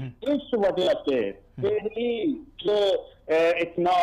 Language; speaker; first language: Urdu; non-native, learner; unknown